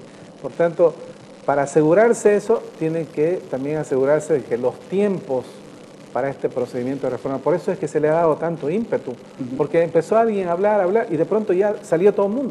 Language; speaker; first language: Spanish; native; Spanish